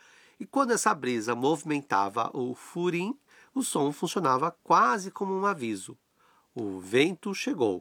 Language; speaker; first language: Portuguese; native; Portuguese